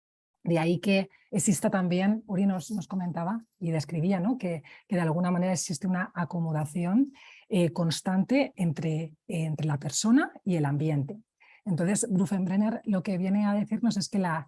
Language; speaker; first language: Spanish; native; Spanish